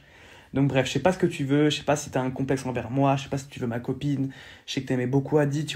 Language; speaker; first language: French; native; French